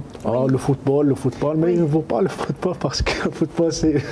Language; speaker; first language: French; non-native, learner; Arabic